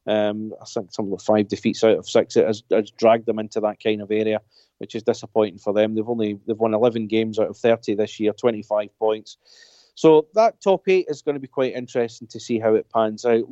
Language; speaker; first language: English; native; English